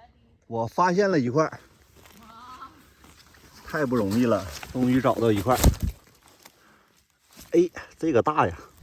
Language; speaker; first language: Chinese; native; Chinese